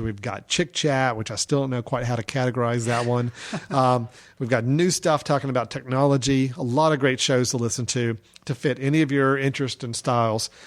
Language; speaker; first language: English; native; English